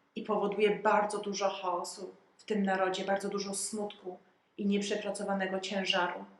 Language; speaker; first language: Polish; early bilingual, heritage; Polish